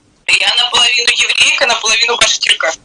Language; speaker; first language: Russian; native; Russian